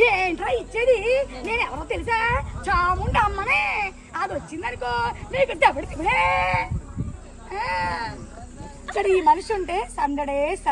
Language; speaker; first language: Telugu; native; Telugu